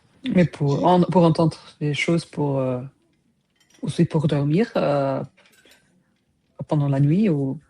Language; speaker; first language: French; non-native, fluent; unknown